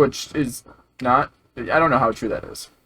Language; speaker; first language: English; native; English